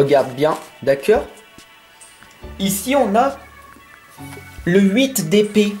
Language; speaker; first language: French; native; French